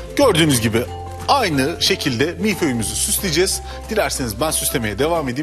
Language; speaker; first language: Turkish; native; Turkish